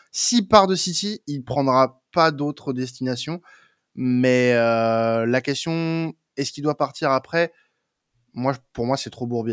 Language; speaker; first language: French; native; French